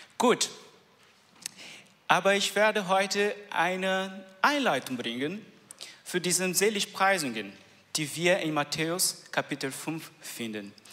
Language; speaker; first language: German; non-native, learner; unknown